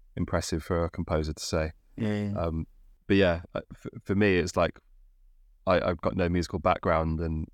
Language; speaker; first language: English; native; English